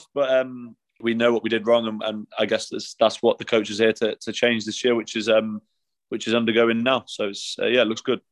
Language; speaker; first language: English; native; English